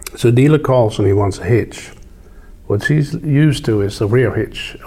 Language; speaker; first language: English; non-native, fluent; Swedish